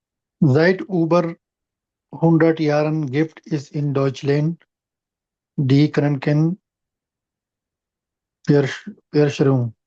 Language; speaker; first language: German; non-native, learner; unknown